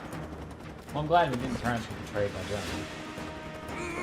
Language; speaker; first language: English; native; English